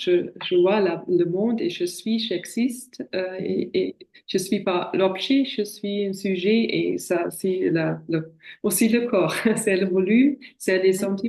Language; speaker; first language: French; non-native, fluent; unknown